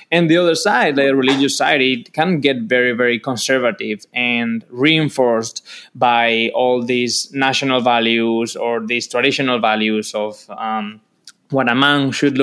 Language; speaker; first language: English; non-native, fluent; Spanish